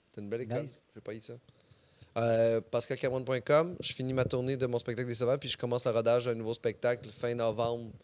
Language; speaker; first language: French; native; French